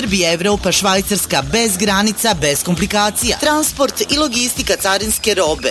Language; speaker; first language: Serbian; native; Serbian